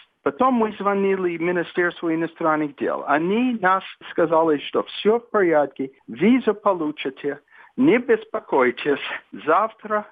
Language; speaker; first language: Russian; non-native, fluent; English